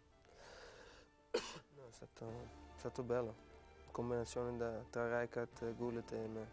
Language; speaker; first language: Italian; non-native, fluent; Dutch